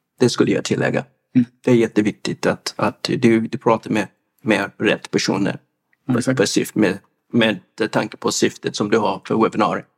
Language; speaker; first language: Swedish; non-native, fluent; English